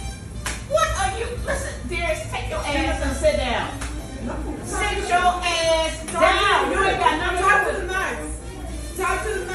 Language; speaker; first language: English; native; English